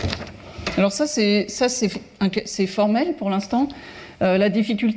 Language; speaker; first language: French; native; French